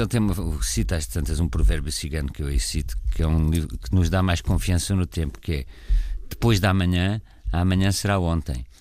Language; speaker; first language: Portuguese; native; Portuguese